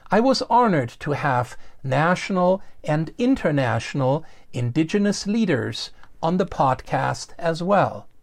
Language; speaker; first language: English; non-native, fluent; German